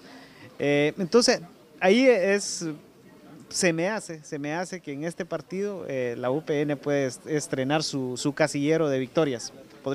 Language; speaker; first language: Spanish; native; Spanish